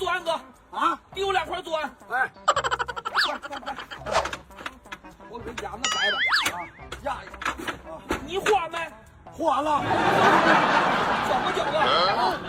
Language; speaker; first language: Chinese; native; Chinese